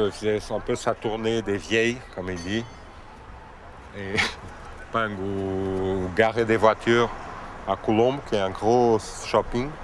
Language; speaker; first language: French; non-native, fluent; Portuguese